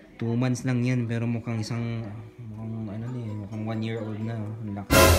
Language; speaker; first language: Filipino; non-native, local second language; Iloko